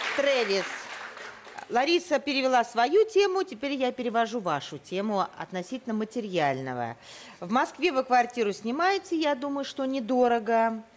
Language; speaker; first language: Russian; native; Russian